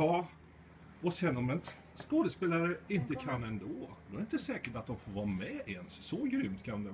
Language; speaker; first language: Swedish; native; Swedish